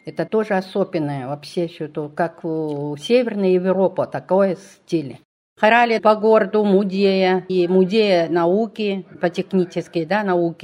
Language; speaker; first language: Russian; non-native, learner; Chinese